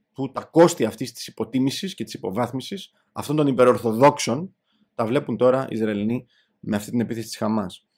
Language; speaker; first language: Greek; native; Greek